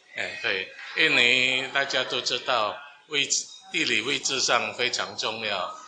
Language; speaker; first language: Chinese; non-native, fluent; Min Nan Chinese